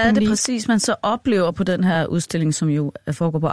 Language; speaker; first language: Danish; native; Danish